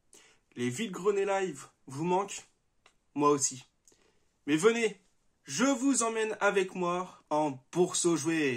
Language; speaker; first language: French; native; French